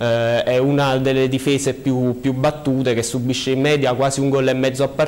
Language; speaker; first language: Italian; native; Italian